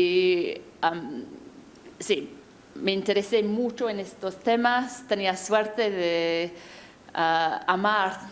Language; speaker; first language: Spanish; non-native, fluent; English